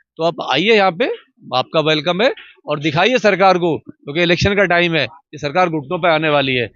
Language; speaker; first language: Hindi; native; Hindi